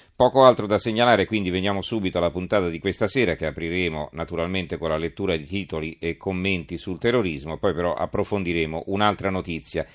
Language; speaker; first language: Italian; native; Italian